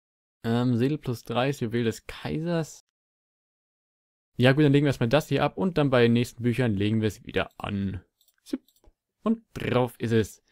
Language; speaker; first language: German; native; German